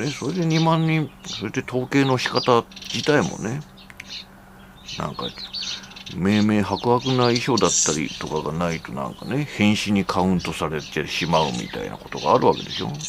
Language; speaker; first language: Japanese; native; Japanese